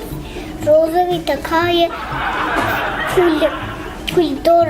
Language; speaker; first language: Russian; non-native, learner; Tajik